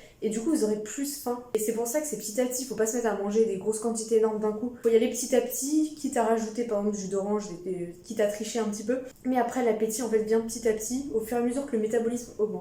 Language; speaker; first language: French; native; French